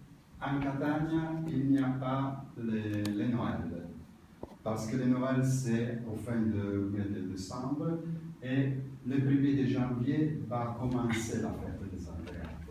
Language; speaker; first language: French; non-native, learner; Italian